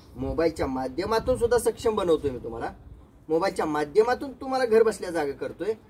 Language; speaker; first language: Marathi; native; Marathi